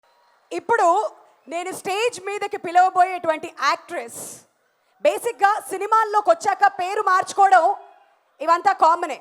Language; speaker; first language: Telugu; native; Telugu